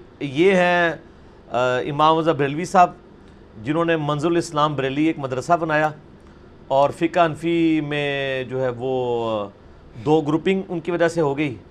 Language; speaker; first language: Urdu; non-native, local second language; Punjabi